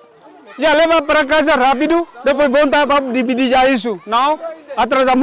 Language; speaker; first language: Portuguese; non-native, learner; Vietnamese